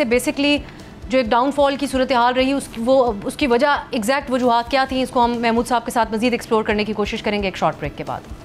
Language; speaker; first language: Urdu; native; Urdu